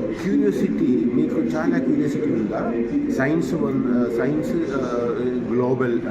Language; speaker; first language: Telugu; non-native, learner; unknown